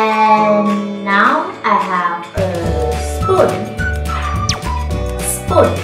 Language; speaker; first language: English; non-native, learner; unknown